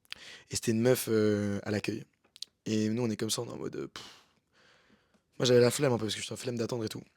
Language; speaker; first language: French; native; French